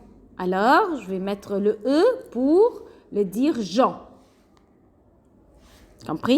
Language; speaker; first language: French; non-native, fluent; Arabic